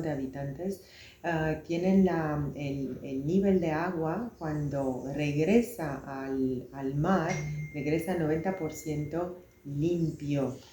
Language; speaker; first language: Spanish; non-native, fluent; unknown